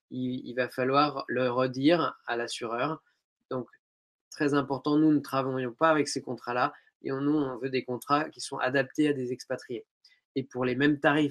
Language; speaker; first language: French; native; French